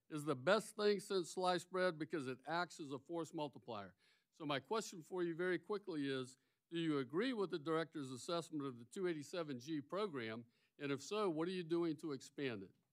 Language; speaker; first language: English; native; English